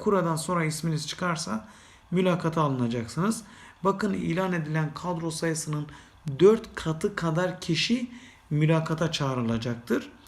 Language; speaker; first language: Turkish; native; Turkish